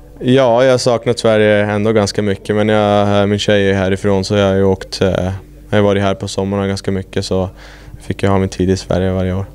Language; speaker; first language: Swedish; non-native, fluent; German